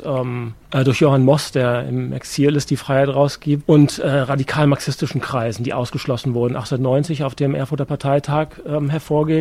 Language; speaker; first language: German; native; German